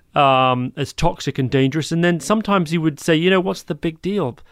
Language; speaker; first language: English; native; English